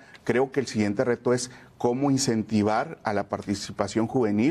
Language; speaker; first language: Spanish; native; Spanish